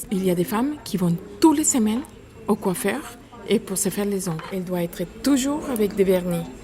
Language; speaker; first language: French; non-native, fluent; Spanish